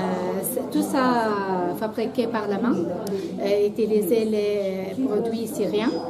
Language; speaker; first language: French; non-native, learner; Arabic